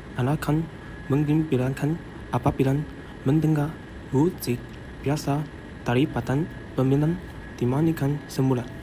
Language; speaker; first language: Malay; non-native, learner; Chinese